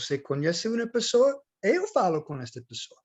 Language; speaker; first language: Portuguese; non-native, learner; English